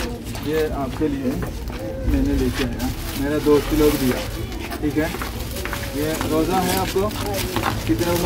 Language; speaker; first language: Hindi; non-native, local second language; Malayalam